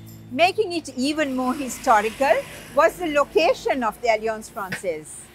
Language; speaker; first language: English; non-native, local second language; Sinhala